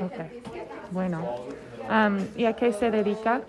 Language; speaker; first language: Spanish; non-native, learner; English